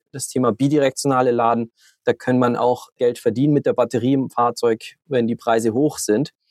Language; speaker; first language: German; early bilingual, heritage; German